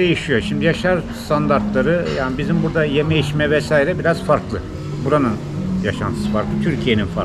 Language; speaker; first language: Turkish; native; Turkish